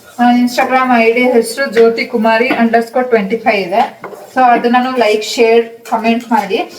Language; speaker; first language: Kannada; non-native, local second language; Hindi